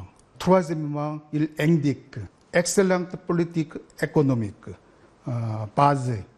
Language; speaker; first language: French; non-native, learner; Korean